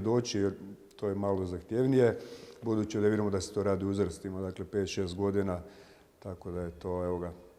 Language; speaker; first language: Croatian; native; Croatian